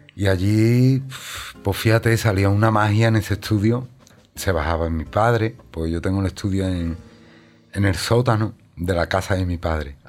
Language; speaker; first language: Spanish; native; Spanish